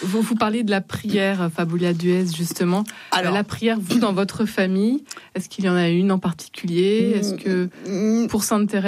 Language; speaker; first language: French; native; French